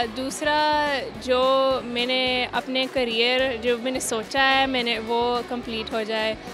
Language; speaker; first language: Urdu; early bilingual, heritage; Urdu